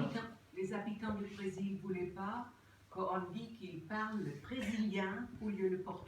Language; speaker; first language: French; non-native, fluent; Portuguese